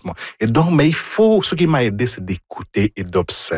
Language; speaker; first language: French; non-native, fluent; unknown